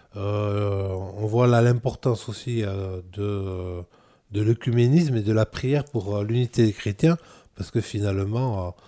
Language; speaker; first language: French; non-native, local second language; Mossi